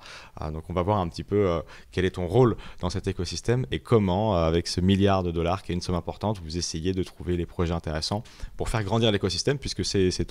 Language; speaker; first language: French; native; French